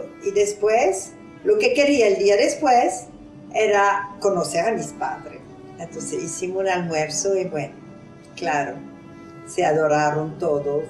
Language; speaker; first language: Spanish; non-native, fluent; French